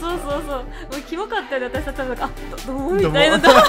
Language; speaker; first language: Japanese; native; Japanese